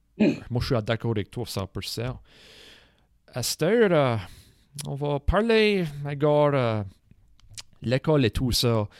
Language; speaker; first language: French; non-native, local second language; English